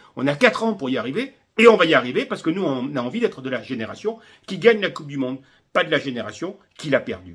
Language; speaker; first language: French; native; French